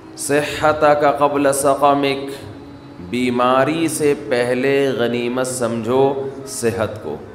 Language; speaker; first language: Urdu; native; Urdu